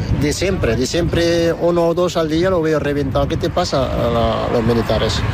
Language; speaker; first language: Spanish; non-native, learner; Arabic